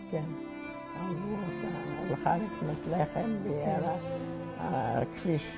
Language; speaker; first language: Hebrew; non-native, fluent; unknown